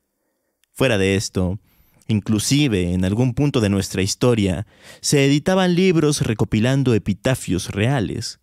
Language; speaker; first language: Spanish; native; Spanish